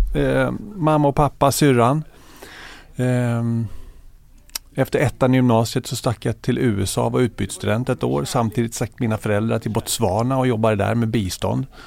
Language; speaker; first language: Swedish; native; Swedish